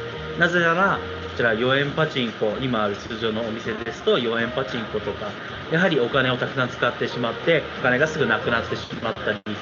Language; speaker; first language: Japanese; native; Japanese